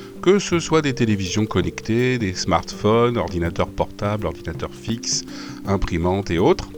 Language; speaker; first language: French; native; French